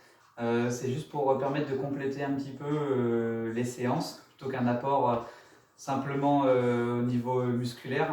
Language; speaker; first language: French; native; French